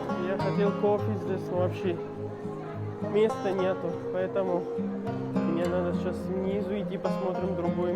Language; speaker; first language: Russian; non-native, learner; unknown